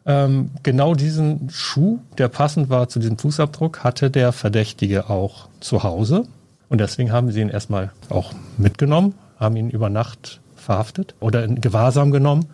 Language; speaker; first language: German; native; German